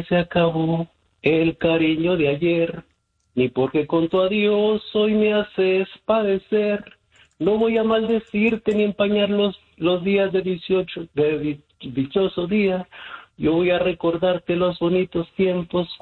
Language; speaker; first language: Spanish; native; Spanish